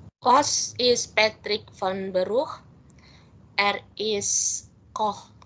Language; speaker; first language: German; non-native, learner; Indonesian